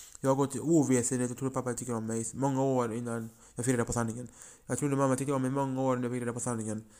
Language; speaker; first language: Swedish; early bilingual, other home language; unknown